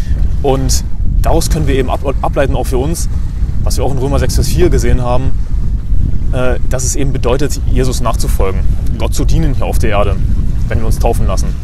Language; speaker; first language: German; native; German